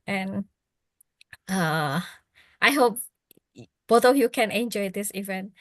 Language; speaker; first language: English; non-native, fluent; Indonesian